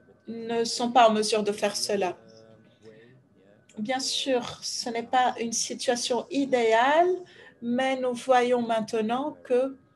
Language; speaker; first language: French; non-native, fluent; Ukrainian